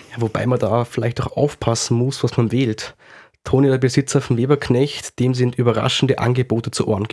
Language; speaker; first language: German; native; German